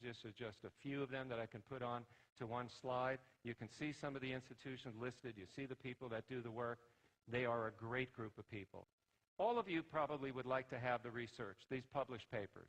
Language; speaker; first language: English; native; English